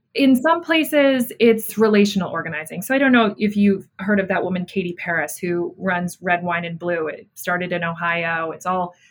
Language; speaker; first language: English; native; English